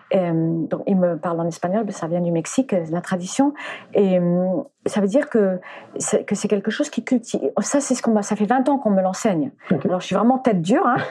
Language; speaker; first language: French; early bilingual, other home language; English